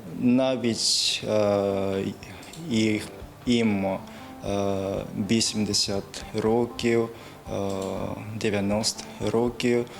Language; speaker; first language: Ukrainian; non-native, learner; Japanese